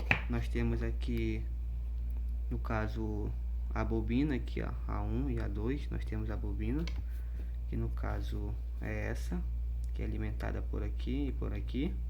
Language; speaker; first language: Portuguese; native; Portuguese